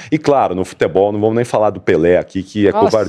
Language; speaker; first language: Portuguese; native; Portuguese